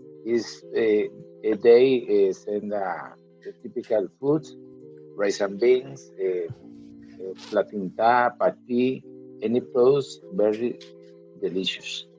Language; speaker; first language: English; non-native, learner; Spanish